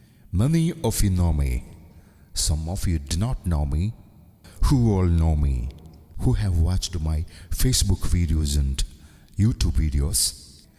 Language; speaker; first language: English; non-native, local second language; Malayalam